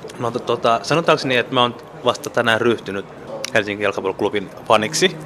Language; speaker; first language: Finnish; early bilingual, other home language; Somali